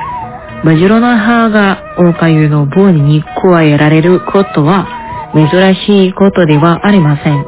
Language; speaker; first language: Japanese; non-native, fluent; Indonesian